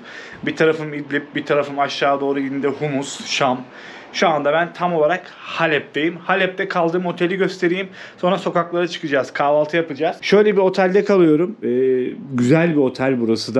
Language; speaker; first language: Turkish; native; Turkish